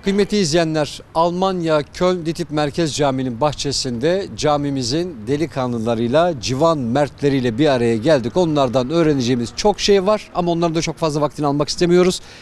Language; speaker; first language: Turkish; native; Turkish